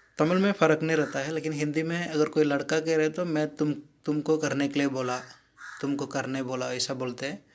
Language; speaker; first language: Hindi; non-native, local second language; Tamil